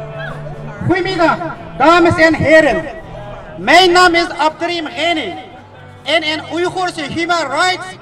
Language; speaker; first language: Dutch; non-native, learner; Uyghur